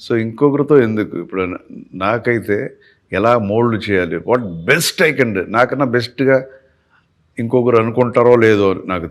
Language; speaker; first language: Telugu; native; Telugu